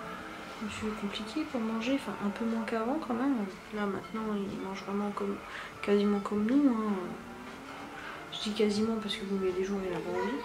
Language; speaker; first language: French; native; French